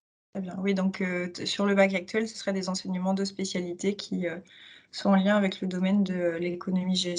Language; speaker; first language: French; native; French